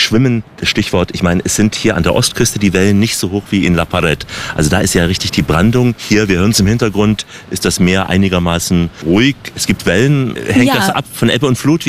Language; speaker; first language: German; native; German